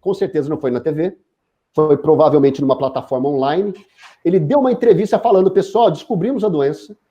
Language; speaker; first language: Portuguese; native; Portuguese